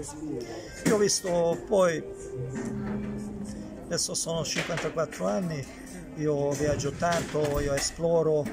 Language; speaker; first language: Italian; non-native, learner; Hungarian